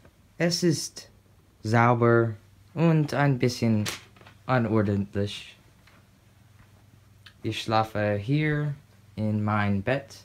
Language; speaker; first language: German; non-native, learner; English